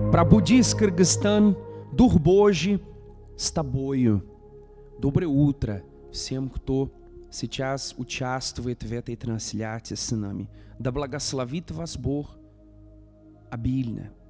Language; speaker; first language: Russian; non-native, fluent; Portuguese